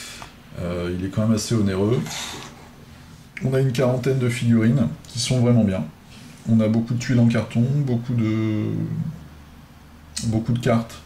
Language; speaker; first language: French; native; French